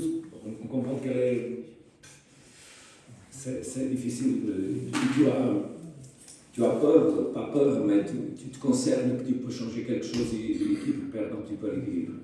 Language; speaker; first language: French; non-native, fluent; Portuguese